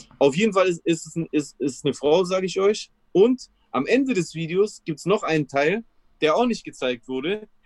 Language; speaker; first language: German; early bilingual, other home language; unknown